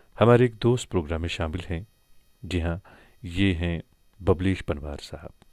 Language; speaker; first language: Urdu; non-native, local second language; Kashmiri